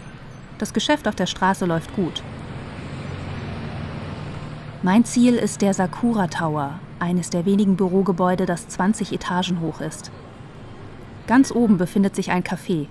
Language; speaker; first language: German; native; German